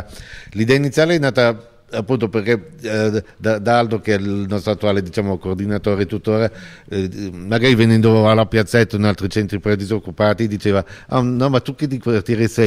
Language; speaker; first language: Italian; native; Italian